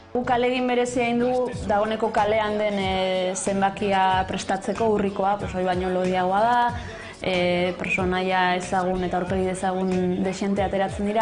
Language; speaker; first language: Basque; native; Basque